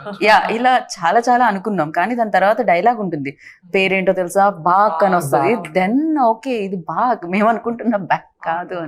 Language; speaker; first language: Telugu; native; Telugu